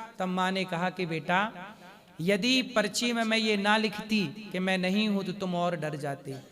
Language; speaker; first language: Hindi; native; Hindi